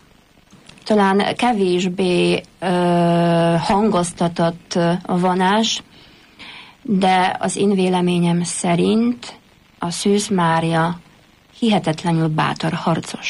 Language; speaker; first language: Hungarian; non-native, fluent; Polish